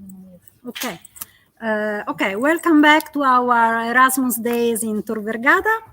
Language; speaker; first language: English; non-native, fluent; Italian